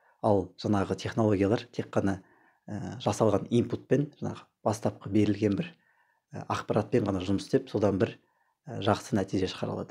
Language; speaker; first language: Kazakh; native; Kazakh